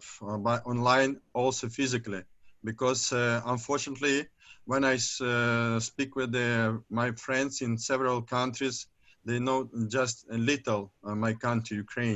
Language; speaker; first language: English; non-native, learner; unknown